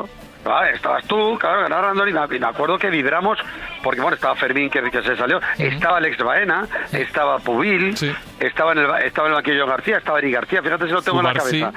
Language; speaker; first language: Spanish; native; Spanish